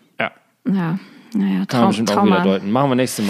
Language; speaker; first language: German; native; German